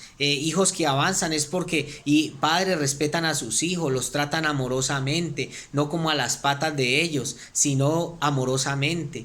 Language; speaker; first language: Spanish; native; Spanish